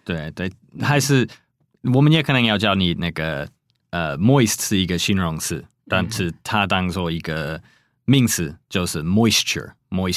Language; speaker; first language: Chinese; non-native, fluent; English